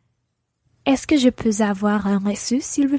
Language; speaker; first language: French; non-native, learner; English